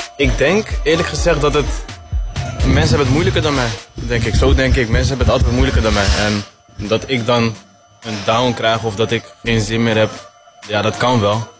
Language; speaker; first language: Dutch; early bilingual, other home language; Arabic